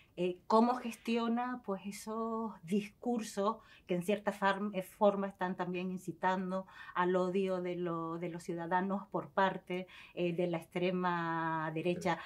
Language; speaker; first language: Spanish; native; Spanish